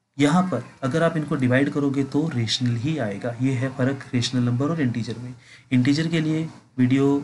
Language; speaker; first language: Hindi; native; Hindi